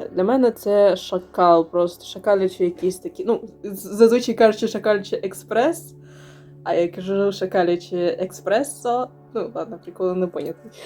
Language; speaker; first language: Ukrainian; non-native, local second language; Russian